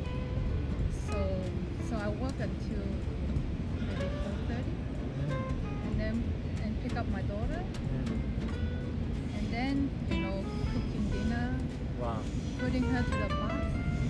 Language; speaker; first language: English; non-native, local second language; Japanese